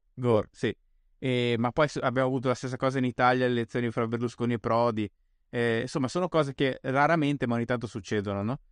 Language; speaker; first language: Italian; native; Italian